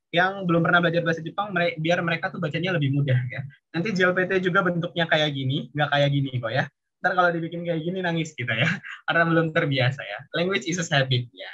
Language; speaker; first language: Indonesian; native; Indonesian